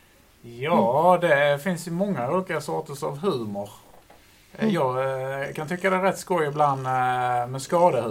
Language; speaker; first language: Swedish; native; Swedish